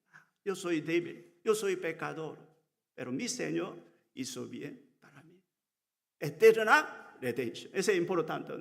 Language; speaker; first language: Spanish; non-native, learner; Korean